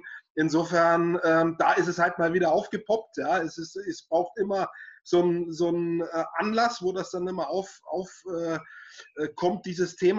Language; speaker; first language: German; native; German